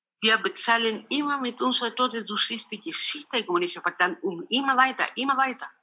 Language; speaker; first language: German; non-native, local second language; Spanish